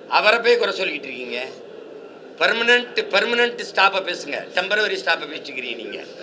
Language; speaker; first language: Tamil; native; Tamil